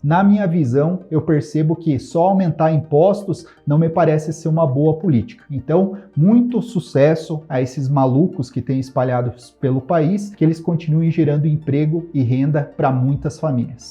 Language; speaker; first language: Portuguese; native; Portuguese